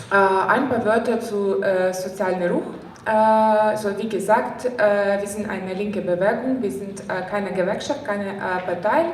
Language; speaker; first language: German; non-native, fluent; Ukrainian